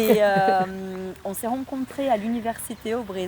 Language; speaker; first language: French; non-native, fluent; Portuguese